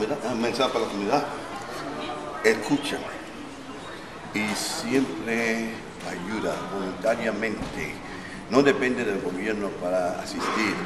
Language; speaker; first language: Spanish; non-native, local second language; English